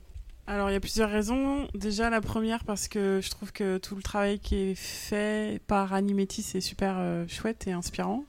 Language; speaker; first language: French; native; French